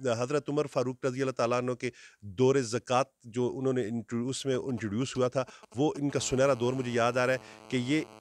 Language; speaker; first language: Urdu; non-native, local second language; Northern Hindko